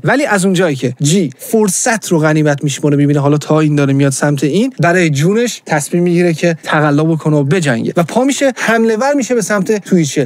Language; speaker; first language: Persian; native; Persian